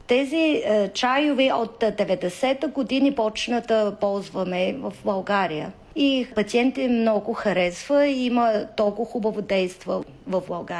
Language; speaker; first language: Bulgarian; non-native, learner; Chinese